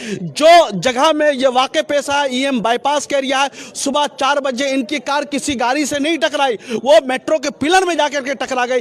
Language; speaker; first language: Hindi; native; Hindi